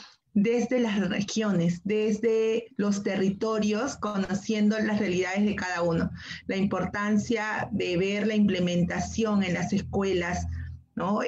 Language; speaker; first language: Spanish; native; Spanish